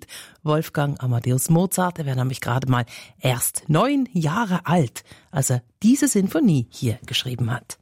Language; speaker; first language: German; native; German